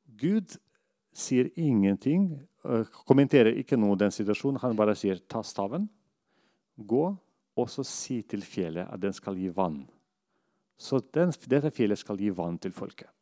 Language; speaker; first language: Norwegian; non-native, fluent; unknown